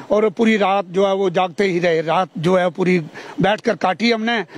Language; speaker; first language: Hindi; native; Hindi